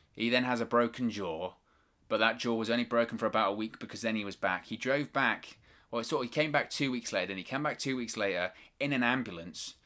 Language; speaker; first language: English; native; English